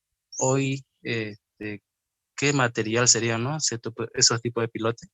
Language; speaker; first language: Spanish; native; Spanish